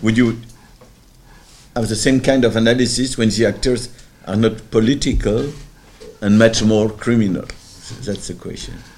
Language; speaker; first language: English; non-native, fluent; French